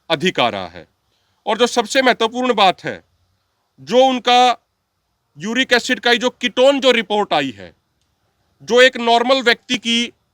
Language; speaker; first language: Hindi; non-native, local second language; Punjabi